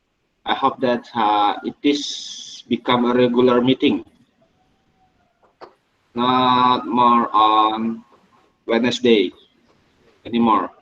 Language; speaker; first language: English; non-native, learner; Indonesian